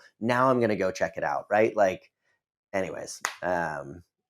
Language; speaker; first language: English; native; English